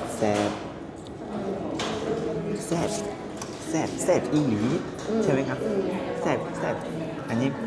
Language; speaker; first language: Thai; non-native, learner; Chinese